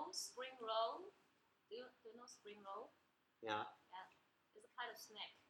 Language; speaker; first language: English; non-native, learner; Chinese